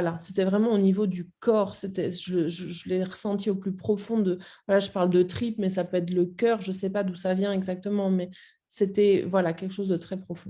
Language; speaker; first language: French; native; French